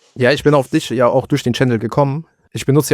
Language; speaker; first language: German; native; German